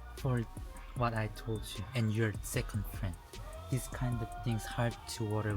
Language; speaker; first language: English; non-native, learner; Korean